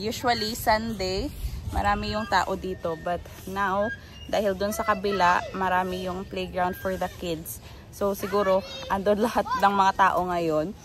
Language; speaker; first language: Filipino; non-native, local second language; Hiligaynon